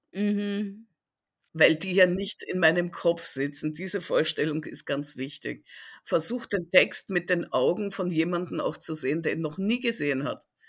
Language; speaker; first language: German; early bilingual, other home language; Russian